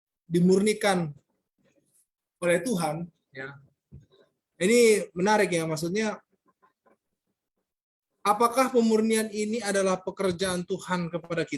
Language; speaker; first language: Indonesian; native; Indonesian